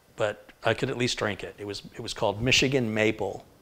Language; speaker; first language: English; native; English